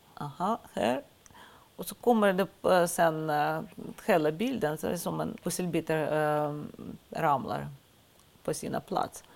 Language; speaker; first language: Swedish; non-native, fluent; Russian